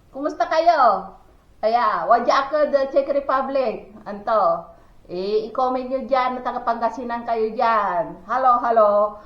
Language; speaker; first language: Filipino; non-native, local second language; Pangasinan